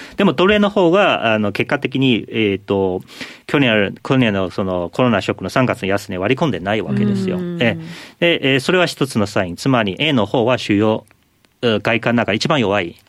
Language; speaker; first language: Japanese; non-native, fluent; Chinese